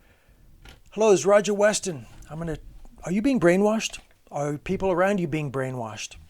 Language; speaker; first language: English; native; English